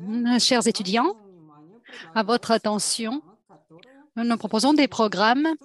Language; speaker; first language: French; non-native, fluent; Russian